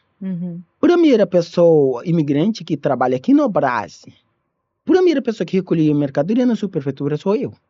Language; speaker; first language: Portuguese; non-native, learner; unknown